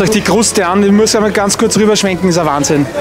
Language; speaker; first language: German; native; German